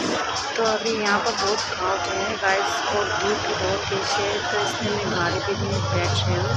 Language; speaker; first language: Hindi; non-native, local second language; Tibetan